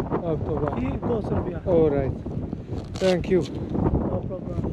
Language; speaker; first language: English; non-native, learner; Hungarian